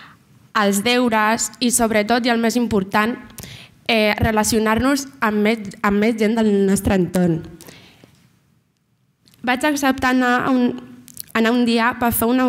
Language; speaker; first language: Catalan; early bilingual, other home language; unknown